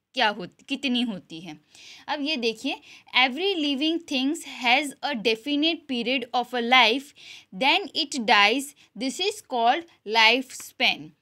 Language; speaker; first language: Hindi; non-native, local second language; Gujarati